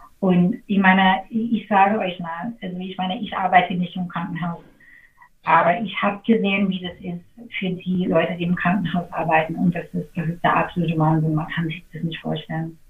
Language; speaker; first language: German; non-native, fluent; English